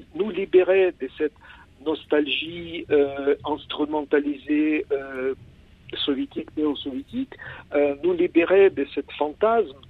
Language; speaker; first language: French; non-native, fluent; Ukrainian